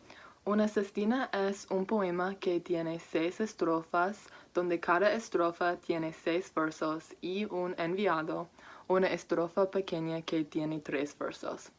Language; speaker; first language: Spanish; non-native, learner; English